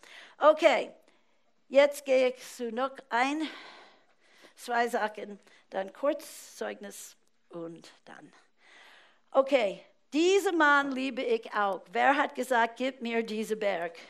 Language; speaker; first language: German; non-native, fluent; English